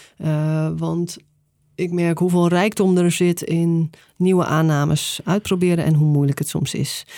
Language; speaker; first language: Dutch; native; Dutch